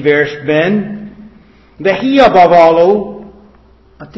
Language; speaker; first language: Hungarian; non-native, fluent; English